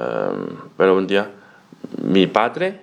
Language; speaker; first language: Spanish; non-native, learner; Chinese